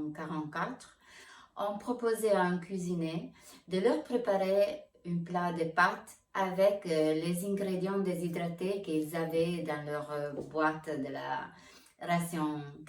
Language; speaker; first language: French; non-native, fluent; Italian